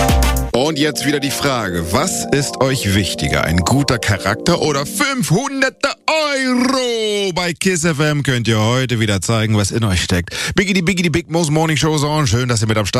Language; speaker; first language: German; native; German